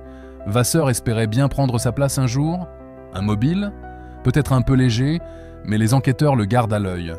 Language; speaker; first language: French; native; French